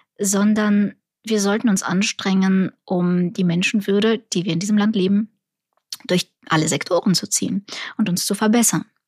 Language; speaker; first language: German; early bilingual, other home language; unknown